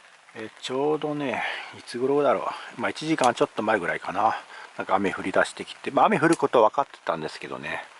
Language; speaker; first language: Japanese; native; Japanese